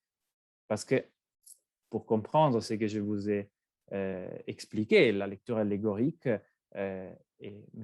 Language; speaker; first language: French; non-native, fluent; Italian